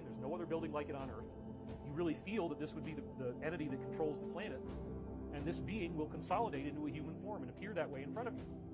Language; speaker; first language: English; native; English